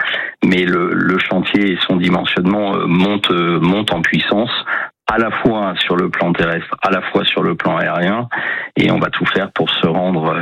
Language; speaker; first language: French; native; French